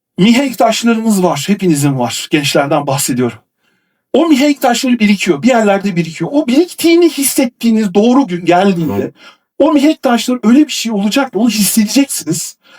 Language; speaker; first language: Turkish; native; Turkish